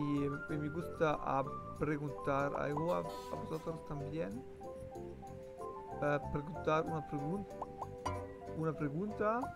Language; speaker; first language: Spanish; non-native, learner; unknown